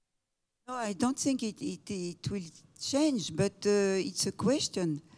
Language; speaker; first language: English; non-native, fluent; French